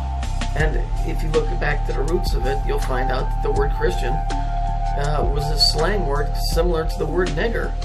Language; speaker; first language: English; native; English